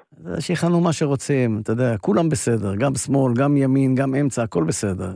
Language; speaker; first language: Hebrew; native; Hebrew